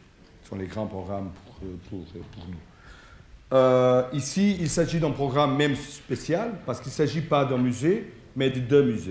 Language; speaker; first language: French; non-native, fluent; Portuguese